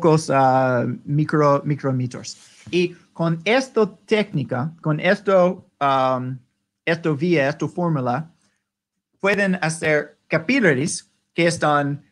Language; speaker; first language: Spanish; non-native, learner; English